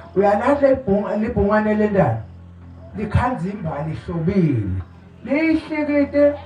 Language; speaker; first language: Zulu; non-native, local second language; South Ndebele